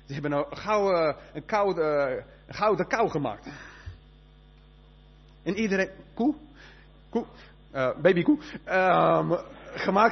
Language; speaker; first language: Dutch; non-native, fluent; Spanish